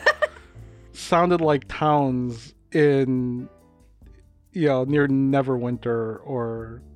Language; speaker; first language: English; native; English